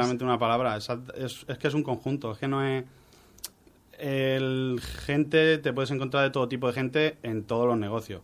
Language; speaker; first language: Spanish; native; Spanish